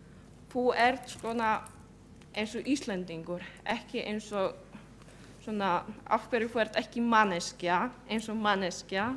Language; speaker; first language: Icelandic; non-native, fluent; Polish